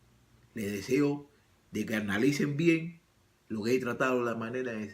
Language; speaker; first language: Spanish; native; Spanish